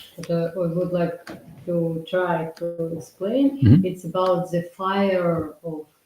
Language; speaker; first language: English; non-native, learner; Russian